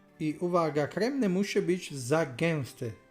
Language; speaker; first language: Polish; non-native, learner; Italian